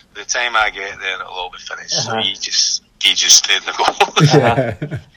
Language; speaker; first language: English; native; English